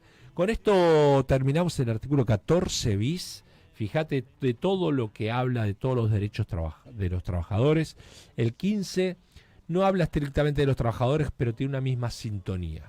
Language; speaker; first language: Spanish; native; Spanish